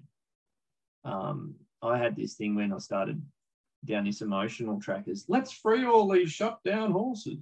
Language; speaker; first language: English; native; English